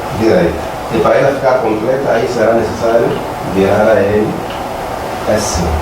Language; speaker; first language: Portuguese; non-native, local second language; Makhuwa